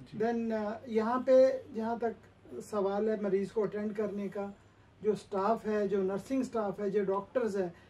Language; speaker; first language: Hindi; native; Hindi